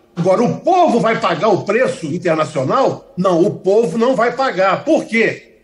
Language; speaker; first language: Portuguese; native; Portuguese